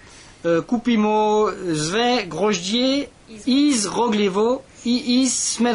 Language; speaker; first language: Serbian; non-native, learner; French